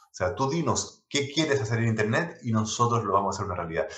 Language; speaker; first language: Spanish; non-native, local second language; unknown